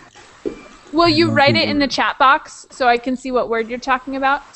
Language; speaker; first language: English; native; English